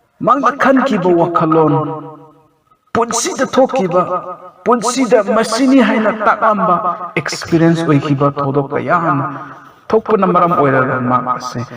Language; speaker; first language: Manipuri; non-native, local second language; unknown